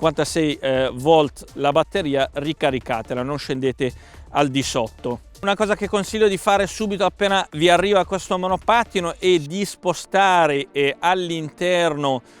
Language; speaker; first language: Italian; native; Italian